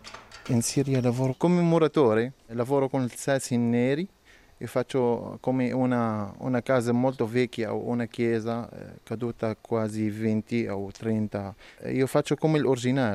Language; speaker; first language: Italian; non-native, learner; Arabic